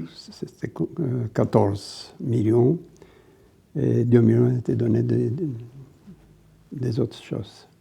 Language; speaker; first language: French; non-native, fluent; Bulgarian